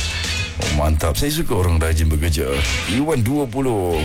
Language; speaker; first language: Malay; native; Malay